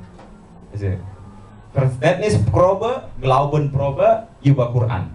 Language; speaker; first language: German; non-native, learner; Indonesian